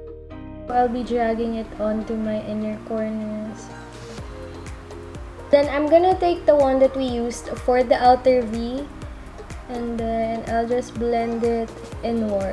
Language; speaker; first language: English; non-native, local second language; Filipino